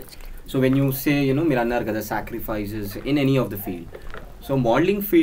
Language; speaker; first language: Telugu; native; Telugu